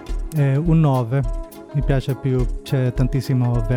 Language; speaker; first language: Italian; non-native, learner; Spanish